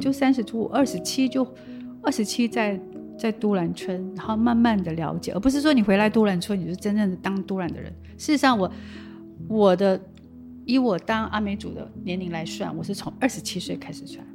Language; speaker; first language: Chinese; non-native, local second language; Amis